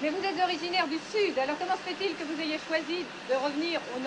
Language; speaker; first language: French; native; French